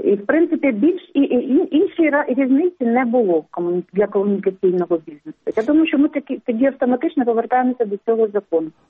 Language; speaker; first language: Ukrainian; non-native, local second language; Russian